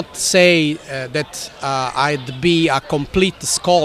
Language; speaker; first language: English; non-native, fluent; Italian